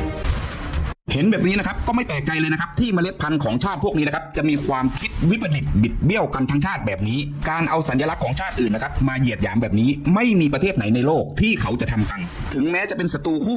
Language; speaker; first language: Thai; native; Thai